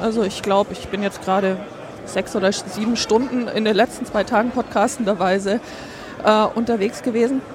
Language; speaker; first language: German; native; German